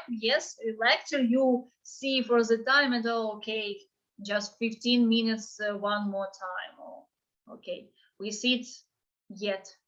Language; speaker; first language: English; non-native, fluent; Ukrainian